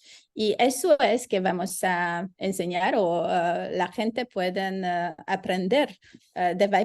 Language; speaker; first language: Spanish; non-native, fluent; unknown